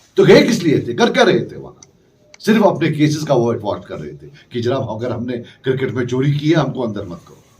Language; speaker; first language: Urdu; non-native, local second language; Kashmiri